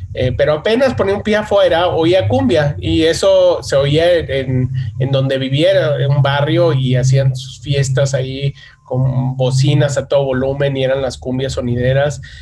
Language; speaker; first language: Spanish; native; Spanish